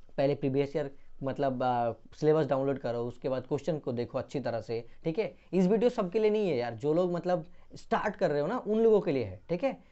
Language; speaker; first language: Hindi; non-native, local second language; Bangla